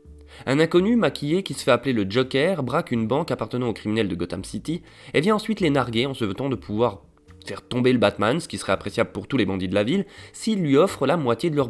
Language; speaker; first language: French; native; French